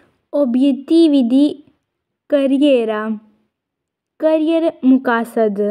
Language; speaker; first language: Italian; non-native, fluent; Urdu